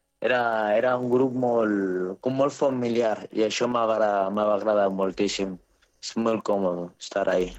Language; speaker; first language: Catalan; non-native, learner; Arabic